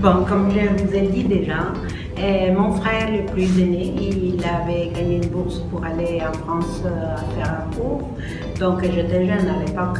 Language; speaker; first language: French; non-native, fluent; Spanish